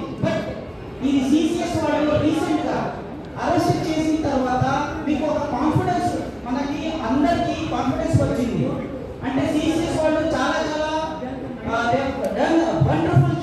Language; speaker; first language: Telugu; non-native, local second language; Urdu